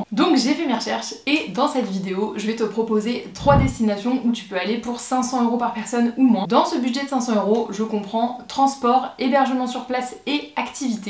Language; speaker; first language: French; native; French